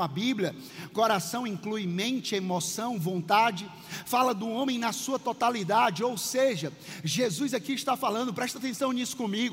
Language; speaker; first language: Portuguese; native; Portuguese